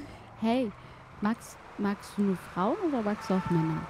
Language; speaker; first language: German; native; German